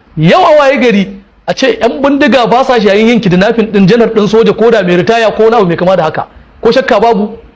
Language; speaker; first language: Hausa; native; Hausa